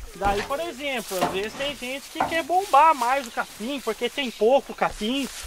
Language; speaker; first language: Portuguese; native; Portuguese